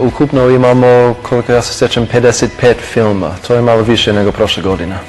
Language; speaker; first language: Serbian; non-native, fluent; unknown